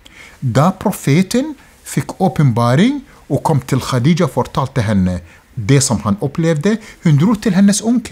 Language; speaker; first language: Norwegian; non-native, fluent; Arabic